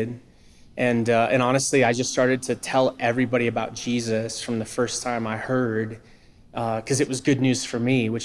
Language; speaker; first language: English; native; English